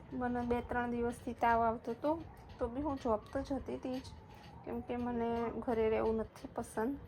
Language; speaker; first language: Gujarati; native; Gujarati